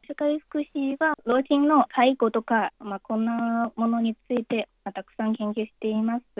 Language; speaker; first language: Japanese; non-native, learner; Chinese